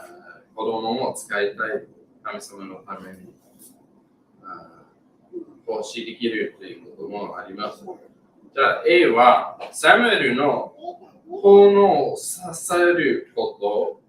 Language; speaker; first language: Japanese; non-native, learner; English